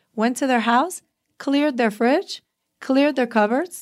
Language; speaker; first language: English; early bilingual, other home language; Spanish